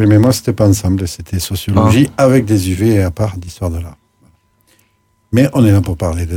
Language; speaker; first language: French; native; French